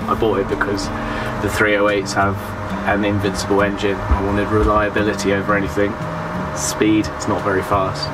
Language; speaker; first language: English; native; English